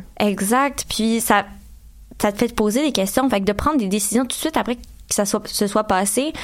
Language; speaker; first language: French; native; French